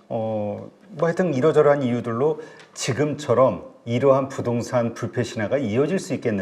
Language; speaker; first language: Korean; native; Korean